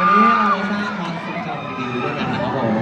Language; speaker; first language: Thai; native; Thai